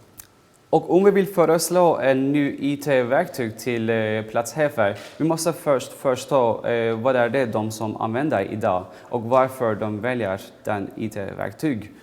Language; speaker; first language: Swedish; non-native, fluent; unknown